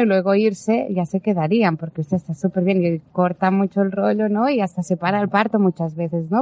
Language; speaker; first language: Spanish; native; Spanish